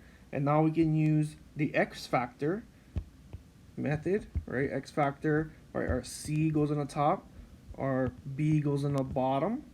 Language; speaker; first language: English; native; English